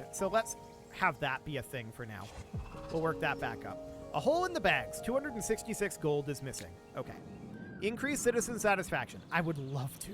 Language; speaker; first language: English; native; English